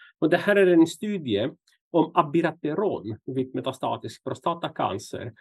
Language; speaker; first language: Swedish; non-native, fluent; Greek